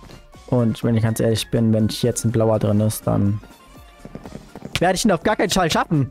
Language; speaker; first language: German; native; German